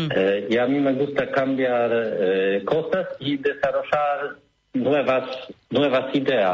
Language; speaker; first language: Spanish; non-native, learner; Polish